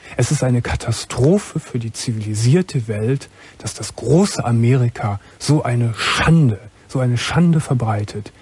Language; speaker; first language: German; native; German